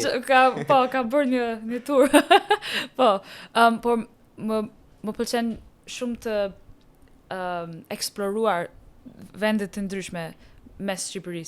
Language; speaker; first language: Albanian; non-native, learner; English